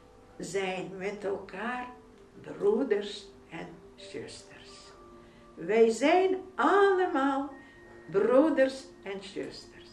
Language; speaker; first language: Dutch; non-native, fluent; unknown